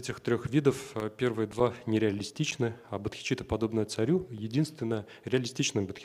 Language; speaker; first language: Russian; native; Russian